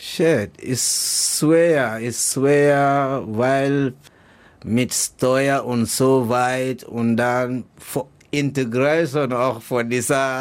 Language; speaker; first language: German; non-native, learner; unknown